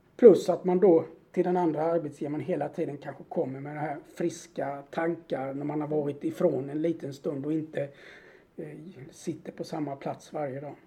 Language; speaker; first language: Swedish; native; Swedish